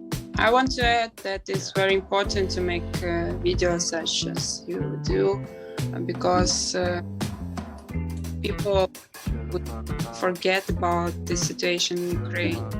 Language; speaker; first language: English; non-native, learner; Ukrainian